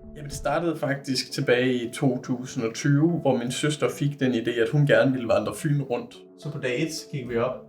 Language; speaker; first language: Danish; native; Danish